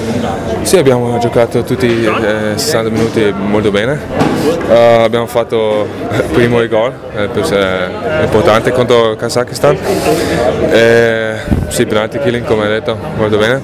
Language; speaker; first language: Italian; non-native, local second language; German